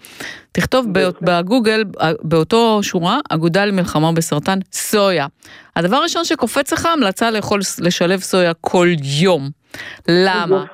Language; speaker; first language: Hebrew; native; Hebrew